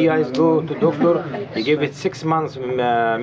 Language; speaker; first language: English; non-native, learner; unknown